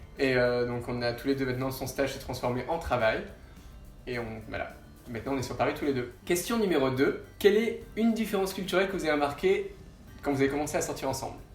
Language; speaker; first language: French; native; French